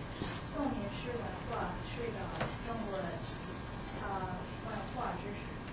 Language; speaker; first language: Chinese; non-native, learner; English